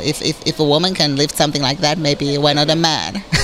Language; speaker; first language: English; non-native, fluent; Finnish